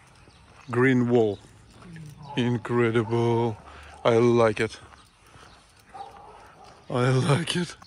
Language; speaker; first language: English; non-native, learner; Russian